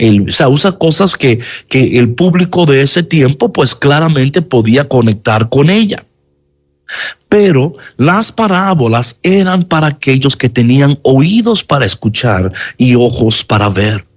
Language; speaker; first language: Spanish; native; Spanish